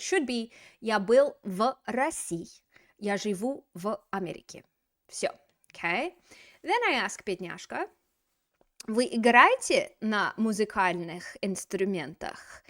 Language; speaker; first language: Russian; non-native, fluent; English